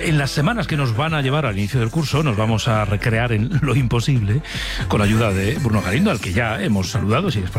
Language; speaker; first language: Spanish; native; Spanish